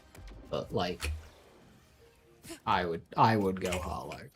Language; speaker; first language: English; native; English